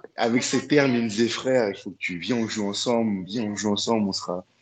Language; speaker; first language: French; native; French